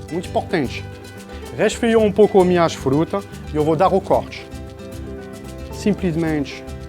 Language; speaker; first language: Portuguese; non-native, fluent; French